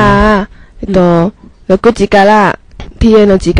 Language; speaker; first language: Japanese; non-native, learner; Chinese